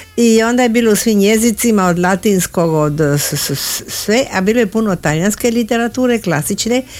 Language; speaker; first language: Croatian; early bilingual, heritage; Croatian